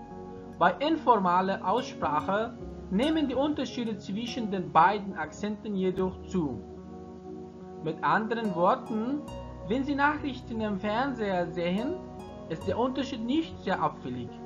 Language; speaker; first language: German; non-native, fluent; Persian